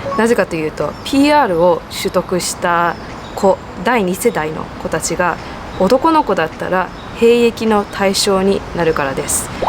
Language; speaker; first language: Japanese; early bilingual, heritage; Japanese